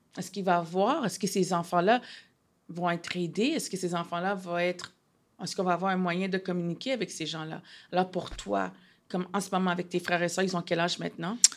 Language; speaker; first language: French; non-native, local second language; Haitian Creole